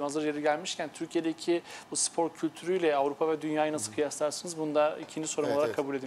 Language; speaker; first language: Turkish; native; Turkish